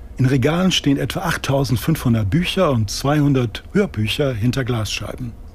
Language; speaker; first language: German; native; German